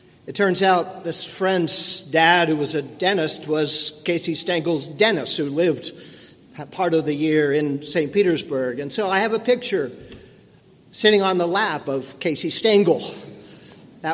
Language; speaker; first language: English; native; English